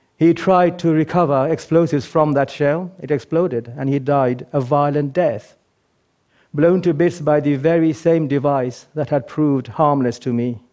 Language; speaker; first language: English; native; English